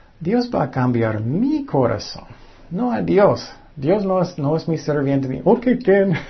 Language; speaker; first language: Spanish; non-native, fluent; English